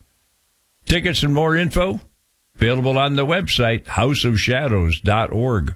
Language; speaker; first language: English; native; English